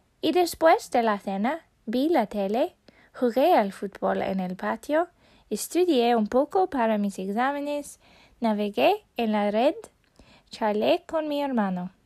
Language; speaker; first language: Spanish; non-native, fluent; English